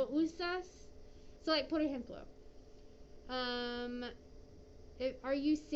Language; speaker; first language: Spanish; non-native, fluent; English